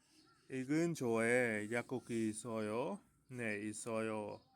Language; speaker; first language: Korean; non-native, learner; Khmer